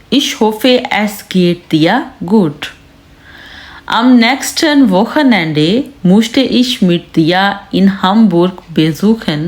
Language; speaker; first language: German; non-native, learner; Urdu